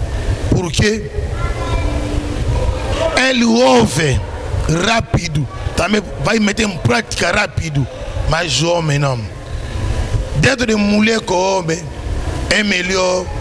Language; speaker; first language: Portuguese; non-native, learner; Lingala